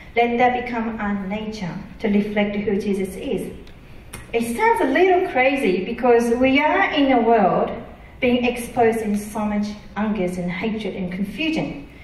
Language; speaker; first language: English; non-native, fluent; Japanese